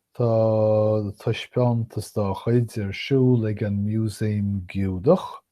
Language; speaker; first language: Irish; non-native, fluent; English